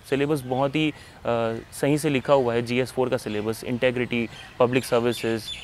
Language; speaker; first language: Hindi; native; Hindi